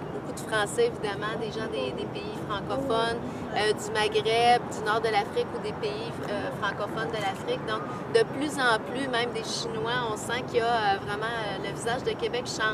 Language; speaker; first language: French; native; French